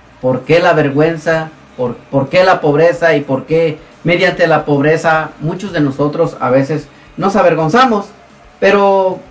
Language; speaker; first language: Spanish; native; Spanish